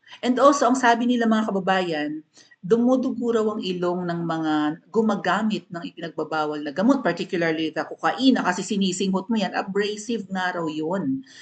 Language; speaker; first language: Filipino; non-native, local second language; Cebuano